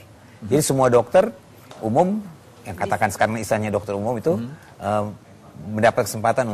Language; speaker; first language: Indonesian; native; Indonesian